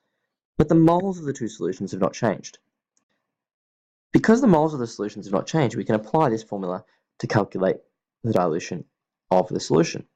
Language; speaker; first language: English; native; English